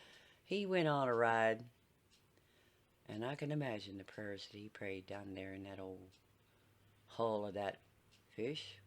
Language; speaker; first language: English; native; English